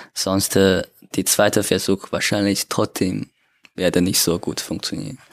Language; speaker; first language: German; non-native, learner; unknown